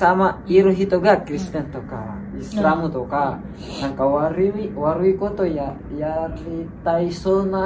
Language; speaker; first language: Japanese; non-native, learner; Indonesian